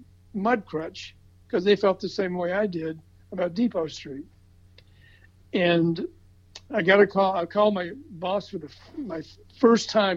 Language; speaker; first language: English; native; English